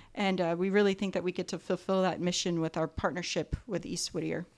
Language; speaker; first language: English; native; English